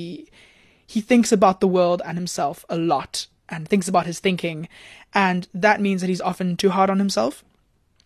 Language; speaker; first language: English; native; English